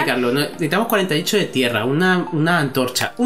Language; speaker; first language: Spanish; native; Spanish